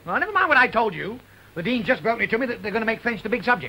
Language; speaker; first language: English; native; English